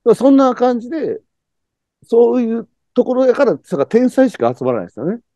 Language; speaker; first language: Japanese; native; Japanese